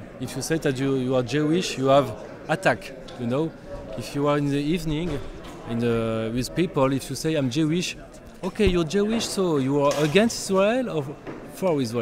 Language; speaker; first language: English; non-native, learner; French